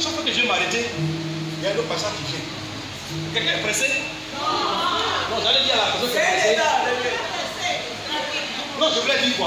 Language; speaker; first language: French; native; French